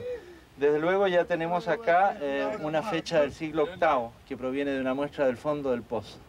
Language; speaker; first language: Spanish; native; Spanish